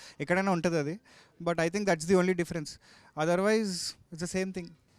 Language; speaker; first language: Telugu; native; Telugu